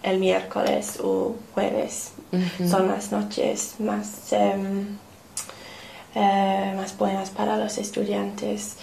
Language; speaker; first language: Spanish; non-native, learner; English